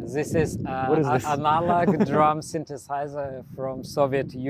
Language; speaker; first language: English; non-native, learner; Belarusian